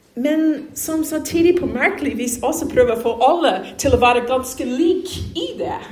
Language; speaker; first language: Norwegian; non-native, fluent; English